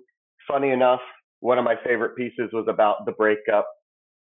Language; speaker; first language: English; native; English